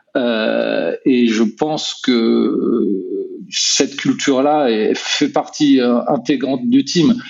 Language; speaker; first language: French; native; French